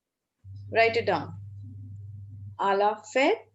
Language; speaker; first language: French; non-native, fluent; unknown